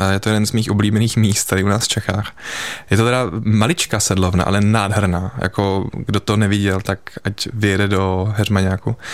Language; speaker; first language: Czech; early bilingual, heritage; Czech